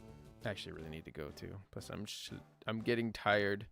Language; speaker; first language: English; native; English